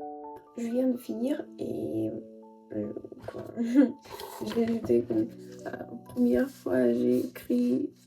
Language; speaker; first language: French; non-native, learner; Russian